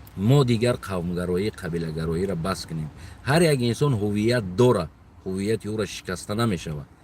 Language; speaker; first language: Tajik; non-native, local second language; Uzbek